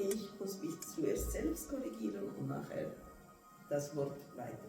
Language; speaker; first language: German; non-native, fluent; Portuguese